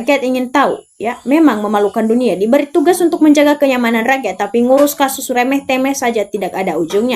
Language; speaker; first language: Indonesian; native; Indonesian